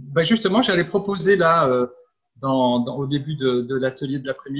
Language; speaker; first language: French; native; French